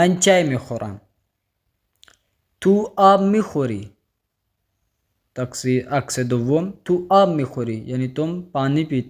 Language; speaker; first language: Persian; non-native, fluent; Urdu